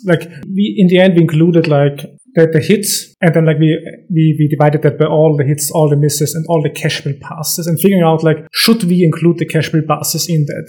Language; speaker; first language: English; non-native, fluent; German